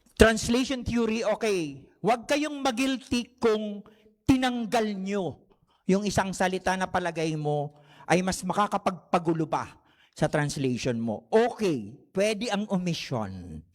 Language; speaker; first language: Filipino; non-native, local second language; Bikol